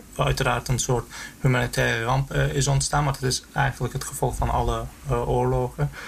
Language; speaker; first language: Dutch; early bilingual, other home language; Azerbaijani